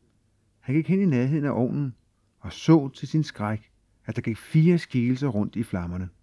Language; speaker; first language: Danish; native; Danish